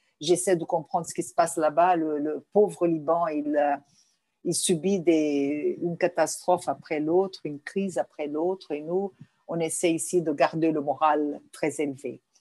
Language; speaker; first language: French; non-native, fluent; Portuguese